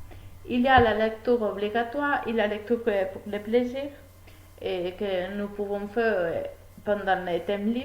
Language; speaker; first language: French; non-native, learner; Spanish